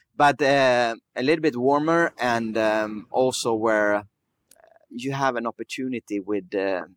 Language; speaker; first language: English; early bilingual, other home language; Swedish